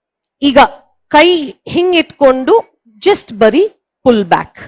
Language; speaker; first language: Kannada; non-native, learner; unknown